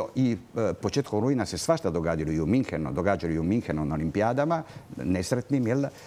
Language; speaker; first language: Croatian; non-native, local second language; Italian